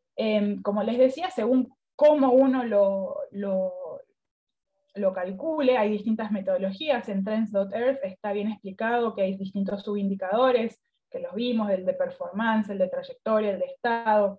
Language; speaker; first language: Spanish; native; Spanish